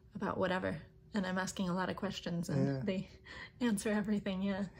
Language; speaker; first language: English; native; English